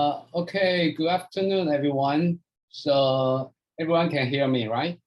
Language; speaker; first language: English; non-native, fluent; Chinese